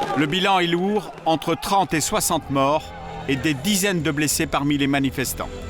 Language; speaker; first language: French; native; French